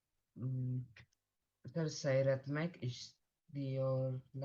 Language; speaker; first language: Turkish; non-native, learner; Urdu